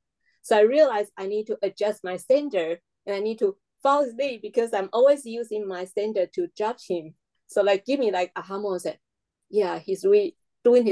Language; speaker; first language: English; non-native, fluent; Chinese